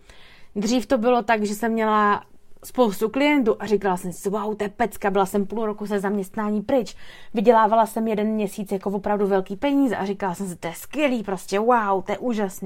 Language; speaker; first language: Czech; native; Czech